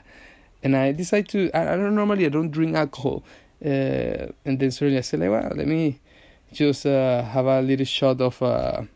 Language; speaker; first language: English; non-native, fluent; Spanish